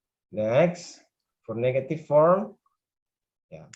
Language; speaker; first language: English; non-native, learner; Indonesian